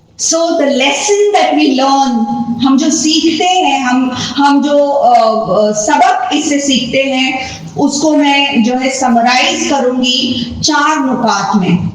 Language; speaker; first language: Urdu; native; Urdu